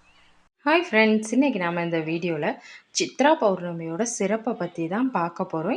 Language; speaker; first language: Tamil; native; Tamil